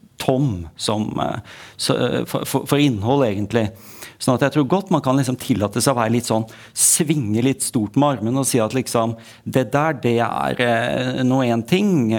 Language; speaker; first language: Norwegian; native; Norwegian